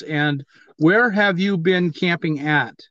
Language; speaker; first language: English; native; English